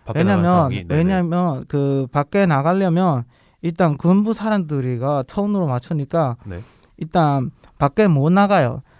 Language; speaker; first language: Korean; non-native, learner; Burmese